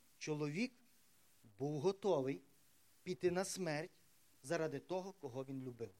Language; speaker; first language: Ukrainian; native; Ukrainian